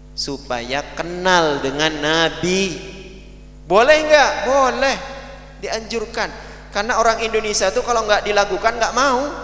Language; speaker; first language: Indonesian; non-native, local second language; Madurese